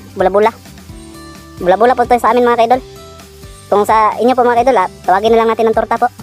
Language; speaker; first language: Filipino; non-native, local second language; Cebuano